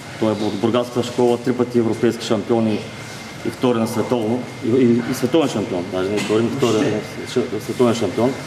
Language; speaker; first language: Bulgarian; native; Bulgarian